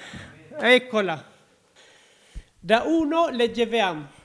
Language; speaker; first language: Italian; non-native, learner; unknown